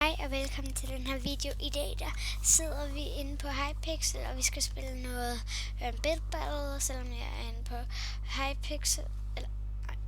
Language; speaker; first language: Danish; native; Danish